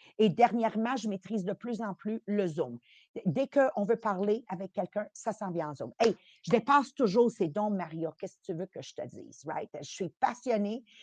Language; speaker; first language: French; early bilingual, other home language; Italian